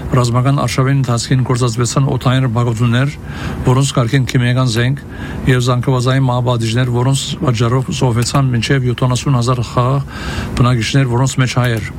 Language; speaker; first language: Armenian; early bilingual, heritage; Armenian